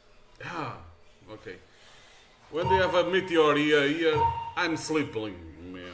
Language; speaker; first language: English; non-native, learner; Portuguese